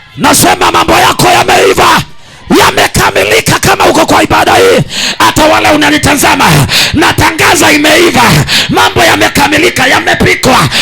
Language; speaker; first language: Swahili; non-native, local second language; Kamba